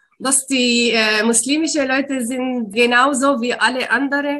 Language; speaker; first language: German; non-native, learner; Arabic